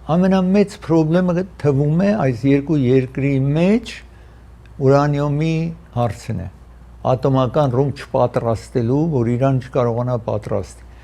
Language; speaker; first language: Armenian; early bilingual, heritage; Armenian